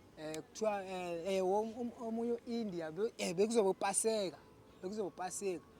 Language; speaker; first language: Zulu; non-native, local second language; Southern Sotho